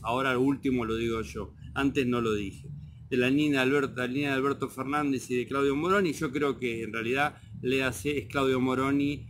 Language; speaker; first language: Spanish; native; Spanish